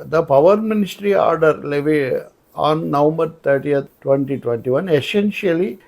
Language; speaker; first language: English; non-native, local second language; Telugu